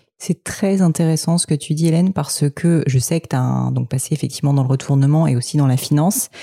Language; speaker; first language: French; native; French